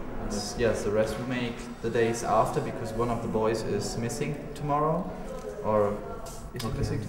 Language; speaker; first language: English; non-native, learner; German